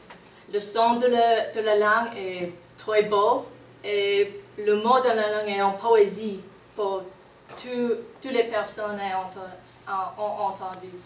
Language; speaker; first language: French; non-native, learner; English